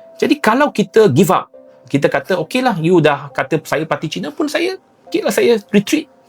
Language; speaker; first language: Malay; non-native, local second language; Chinese